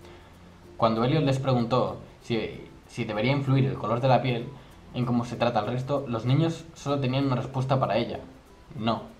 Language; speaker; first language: Spanish; native; Spanish